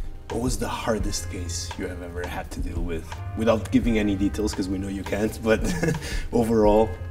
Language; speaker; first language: English; early bilingual, other home language; Portuguese